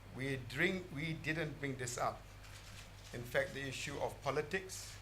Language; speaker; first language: English; non-native, local second language; Malay